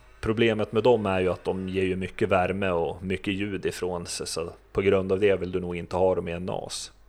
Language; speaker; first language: Swedish; native; Swedish